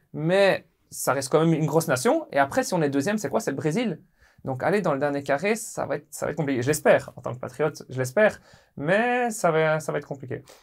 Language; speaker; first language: French; native; French